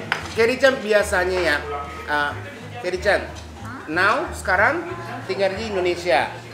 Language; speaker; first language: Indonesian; non-native, fluent; Japanese